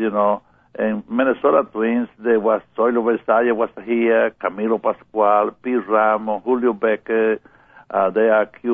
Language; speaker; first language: English; non-native, learner; Spanish